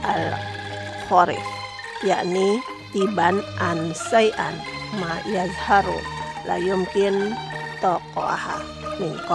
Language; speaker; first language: Arabic; non-native, fluent; Indonesian